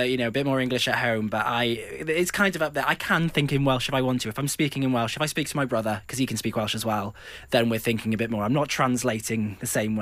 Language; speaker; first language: English; native; English